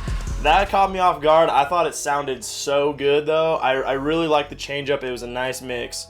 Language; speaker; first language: English; native; English